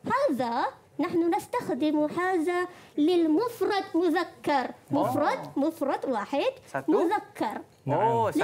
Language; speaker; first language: Arabic; non-native, fluent; Malay